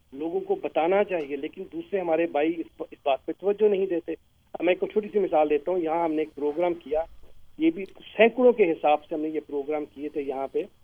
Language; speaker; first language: Urdu; native; Urdu